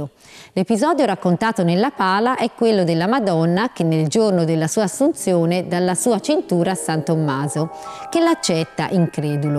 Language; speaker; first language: Italian; native; Italian